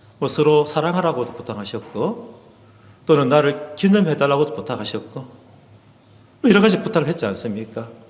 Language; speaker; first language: Korean; native; Korean